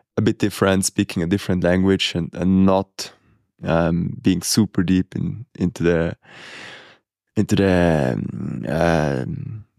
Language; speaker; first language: English; non-native, fluent; Italian